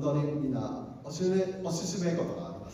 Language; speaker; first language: Japanese; non-native, learner; Cantonese